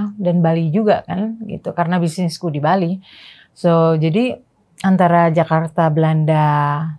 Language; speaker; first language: Indonesian; native; Indonesian